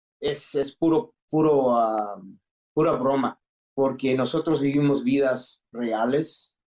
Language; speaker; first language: Spanish; early bilingual, heritage; English